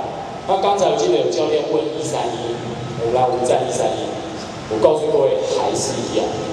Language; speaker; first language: Chinese; native; Chinese